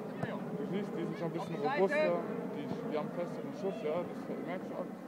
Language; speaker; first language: German; native; German